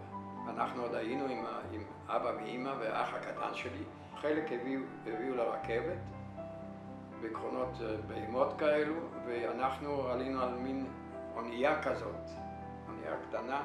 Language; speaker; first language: Hebrew; non-native, fluent; Yiddish